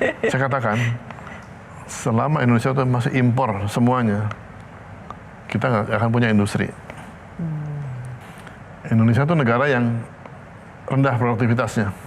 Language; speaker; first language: Indonesian; native; Indonesian